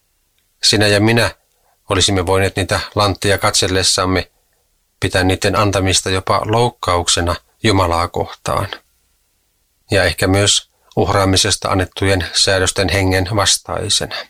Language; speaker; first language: Finnish; native; Finnish